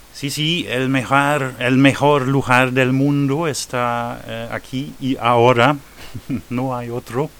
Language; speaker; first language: Spanish; non-native, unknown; French